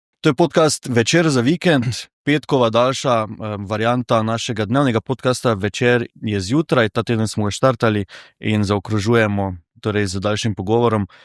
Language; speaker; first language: Slovenian; native; Slovenian